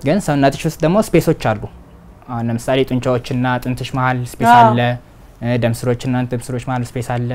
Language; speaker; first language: Amharic; native; Amharic